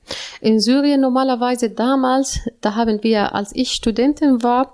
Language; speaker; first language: German; non-native, learner; Arabic